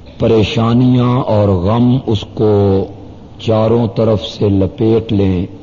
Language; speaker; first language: Urdu; non-native, local second language; Punjabi